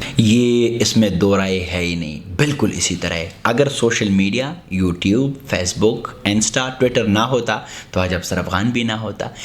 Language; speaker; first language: Urdu; non-native, local second language; Pashto